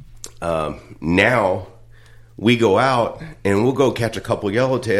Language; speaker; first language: English; native; English